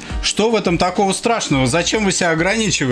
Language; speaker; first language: Russian; native; Russian